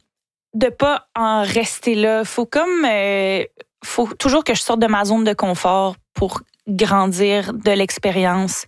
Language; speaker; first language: French; native; French